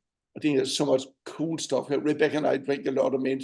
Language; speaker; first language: English; non-native, fluent; Danish